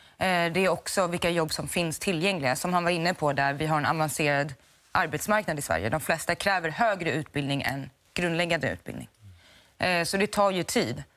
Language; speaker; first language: Swedish; native; Swedish